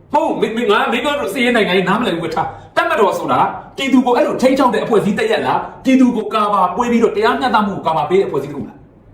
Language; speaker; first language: Burmese; native; Burmese